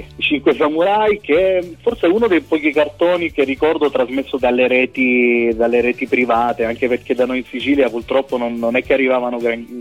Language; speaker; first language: Italian; native; Italian